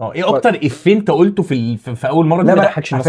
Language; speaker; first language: Arabic; native; Arabic